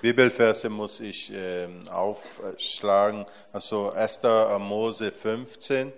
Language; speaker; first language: German; non-native, fluent; Portuguese